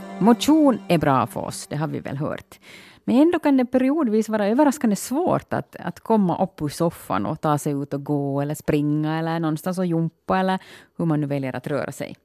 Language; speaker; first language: Swedish; native; Swedish